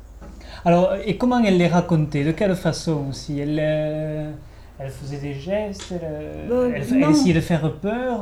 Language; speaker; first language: French; native; French